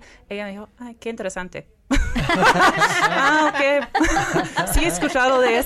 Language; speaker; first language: Spanish; non-native, fluent; English